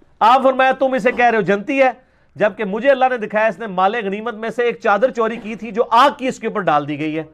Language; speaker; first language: Urdu; non-native, local second language; Punjabi